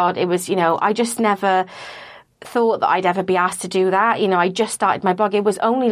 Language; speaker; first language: English; native; English